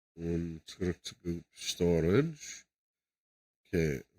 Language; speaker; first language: German; non-native, learner; English